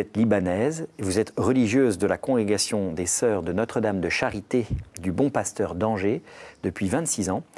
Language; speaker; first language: French; native; French